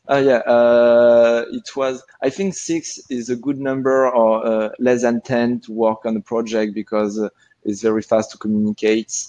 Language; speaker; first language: English; non-native, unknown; French